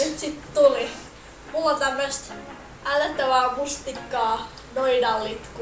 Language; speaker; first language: Finnish; native; Finnish